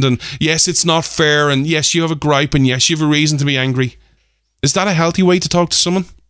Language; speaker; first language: English; native; English